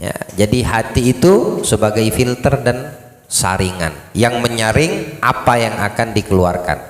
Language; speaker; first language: Indonesian; native; Indonesian